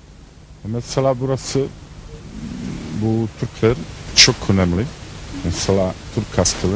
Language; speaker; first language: Turkish; non-native, learner; Bosnian